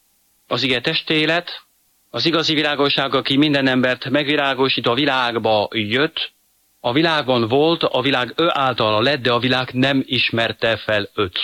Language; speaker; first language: Hungarian; non-native, fluent; French